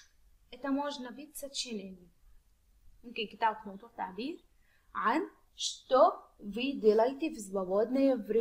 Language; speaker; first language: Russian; non-native, fluent; Arabic